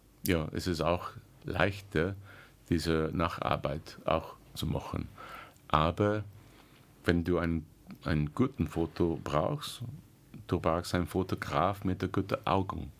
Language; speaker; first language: German; non-native, learner; English